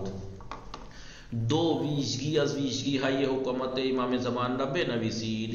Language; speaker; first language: Persian; non-native, fluent; Urdu